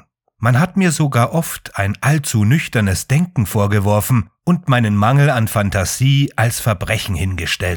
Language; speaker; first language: German; native; German